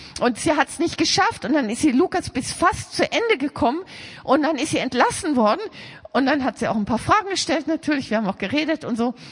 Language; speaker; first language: German; native; German